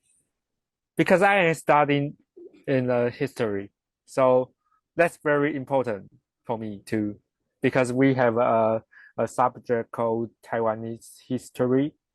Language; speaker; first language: English; non-native, learner; Chinese